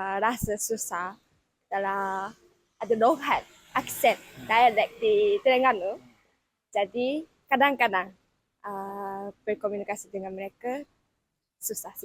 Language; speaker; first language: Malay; non-native, fluent; Japanese